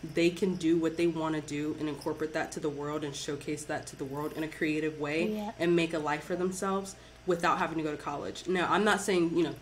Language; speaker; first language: English; native; English